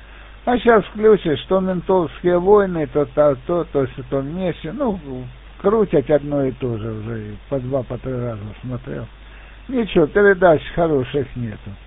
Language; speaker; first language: Russian; native; Russian